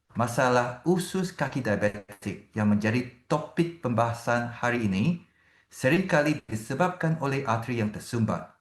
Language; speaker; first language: Malay; non-native, local second language; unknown